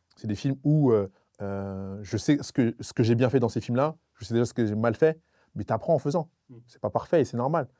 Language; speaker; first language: French; non-native, local second language; Sango